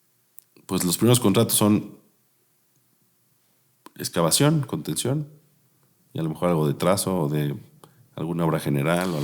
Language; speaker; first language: Spanish; native; Spanish